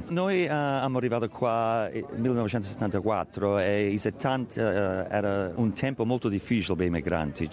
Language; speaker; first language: Italian; early bilingual, heritage; Italian